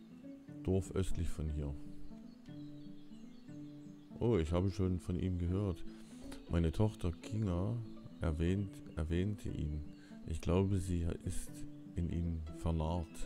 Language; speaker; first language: German; native; German